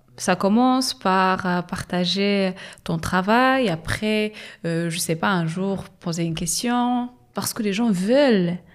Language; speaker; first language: French; non-native, local second language; Arabic